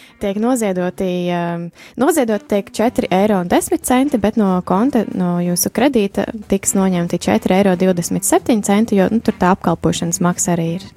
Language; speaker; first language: Latvian; native; Latvian